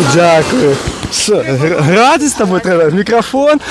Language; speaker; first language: Ukrainian; native; Ukrainian